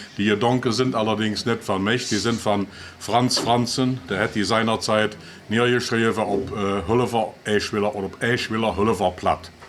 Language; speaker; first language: German; native; German